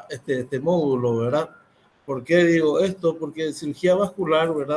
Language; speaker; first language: Spanish; native; Spanish